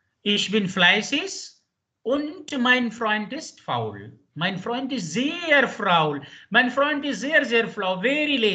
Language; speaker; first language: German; non-native, fluent; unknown